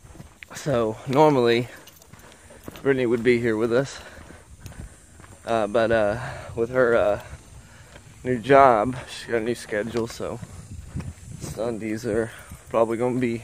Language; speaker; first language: English; native; English